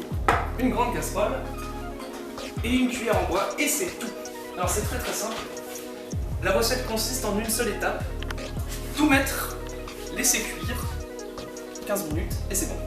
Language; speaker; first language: French; native; French